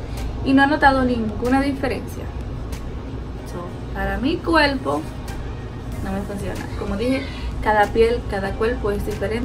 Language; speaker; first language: Spanish; early bilingual, heritage; Spanish